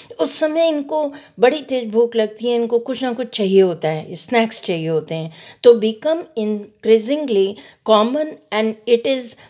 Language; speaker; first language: Hindi; native; Hindi